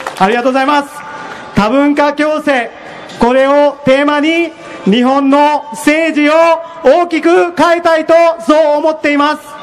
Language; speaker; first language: Japanese; non-native, fluent; Hindi